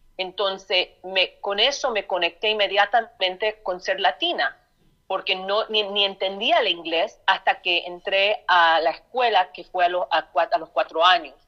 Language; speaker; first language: Spanish; early bilingual, heritage; Spanish